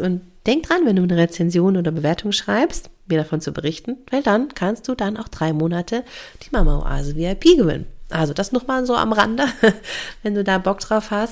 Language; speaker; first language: German; native; German